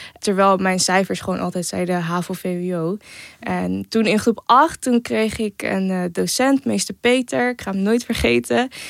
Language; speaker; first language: Dutch; native; Dutch